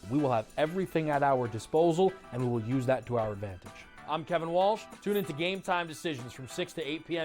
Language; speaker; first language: English; native; English